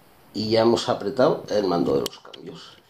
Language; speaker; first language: Spanish; native; Spanish